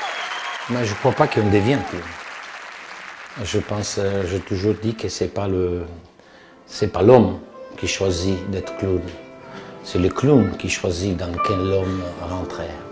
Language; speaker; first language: French; non-native, fluent; Italian